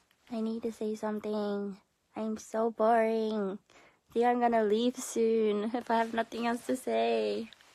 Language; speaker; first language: English; early bilingual, other home language; Korean